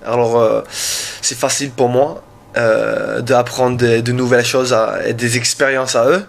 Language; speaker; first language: French; non-native, learner; English